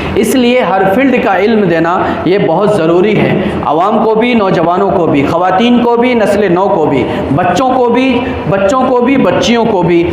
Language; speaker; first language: Urdu; native; Urdu